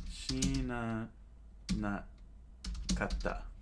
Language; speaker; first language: Japanese; non-native, learner; English